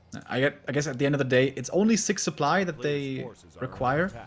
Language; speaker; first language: English; non-native, fluent; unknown